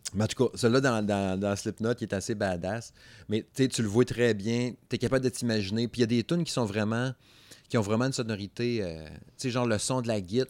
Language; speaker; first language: French; native; French